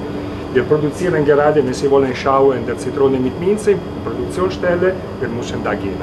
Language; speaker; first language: German; non-native, learner; Italian